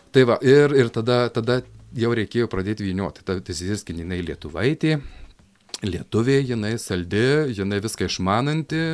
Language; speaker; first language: Lithuanian; native; Lithuanian